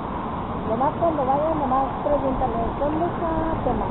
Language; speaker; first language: Spanish; native; Spanish